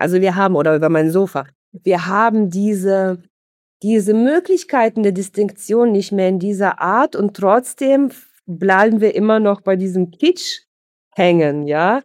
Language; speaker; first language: German; early bilingual, other home language; Russian